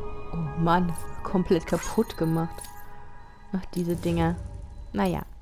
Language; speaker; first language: German; native; German